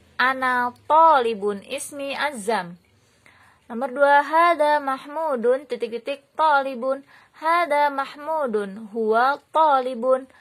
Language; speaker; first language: Arabic; non-native, fluent; Indonesian